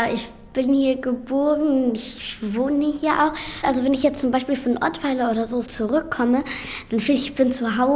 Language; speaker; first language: German; early bilingual, other home language; Arabic